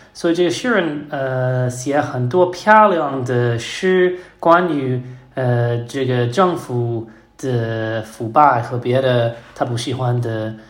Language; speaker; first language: Chinese; non-native, learner; English